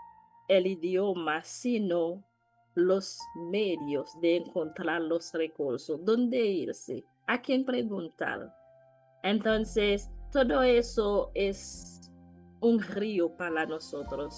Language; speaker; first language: Spanish; non-native, learner; Haitian Creole